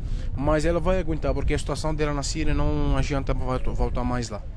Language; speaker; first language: Portuguese; non-native, fluent; Arabic